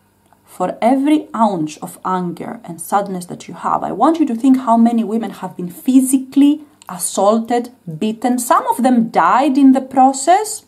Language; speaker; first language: English; non-native, fluent; Greek